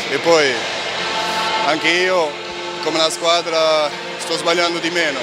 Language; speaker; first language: Italian; non-native, learner; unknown